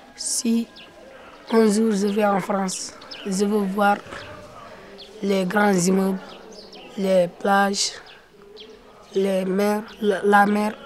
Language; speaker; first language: French; non-native, local second language; Fula